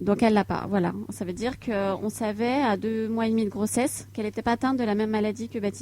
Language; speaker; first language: French; native; French